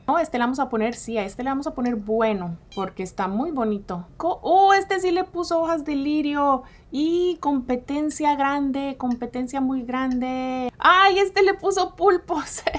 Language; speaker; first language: Spanish; early bilingual, heritage; Spanish